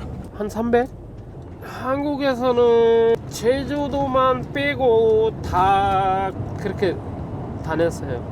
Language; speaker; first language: Korean; non-native, fluent; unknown